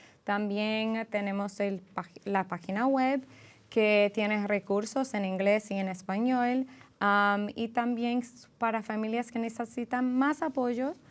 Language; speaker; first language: Spanish; early bilingual, heritage; English